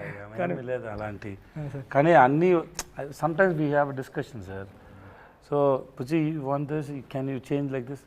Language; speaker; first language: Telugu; non-native, learner; Tamil